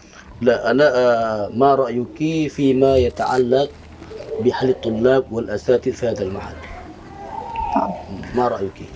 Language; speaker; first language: Arabic; non-native, fluent; Indonesian